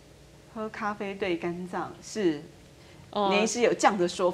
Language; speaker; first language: Chinese; native; Chinese